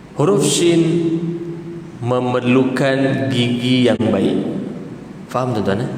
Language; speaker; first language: Malay; native; Malay